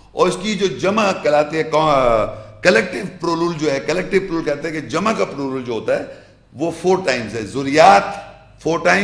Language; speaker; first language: Urdu; native; Urdu